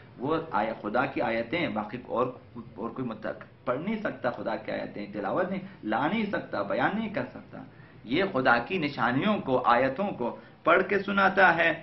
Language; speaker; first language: Urdu; non-native, local second language; Balti